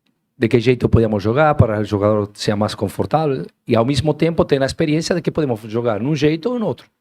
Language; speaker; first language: Portuguese; non-native, learner; Spanish